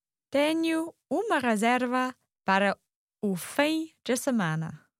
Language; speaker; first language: Portuguese; non-native, learner; English